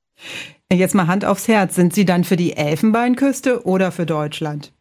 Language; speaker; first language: German; native; German